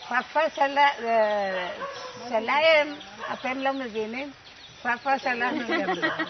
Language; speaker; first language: Hebrew; non-native, fluent; Malayalam